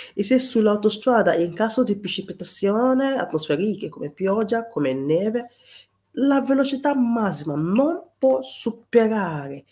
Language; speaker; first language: Italian; non-native, fluent; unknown